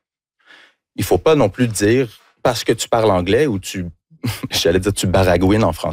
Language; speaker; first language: French; early bilingual, other home language; English